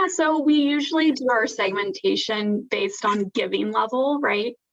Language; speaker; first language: English; native; English